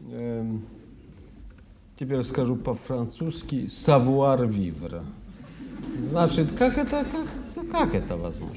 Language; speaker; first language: Russian; non-native, fluent; Polish